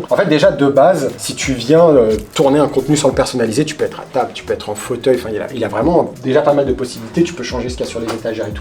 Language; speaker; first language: French; native; French